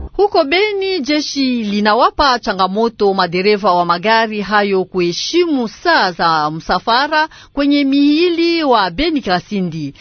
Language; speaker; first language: Swahili; native; Swahili